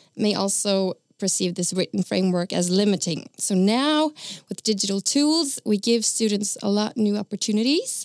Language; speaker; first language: English; non-native, fluent; Norwegian